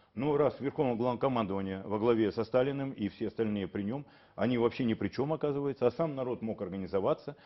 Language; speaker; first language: Russian; native; Russian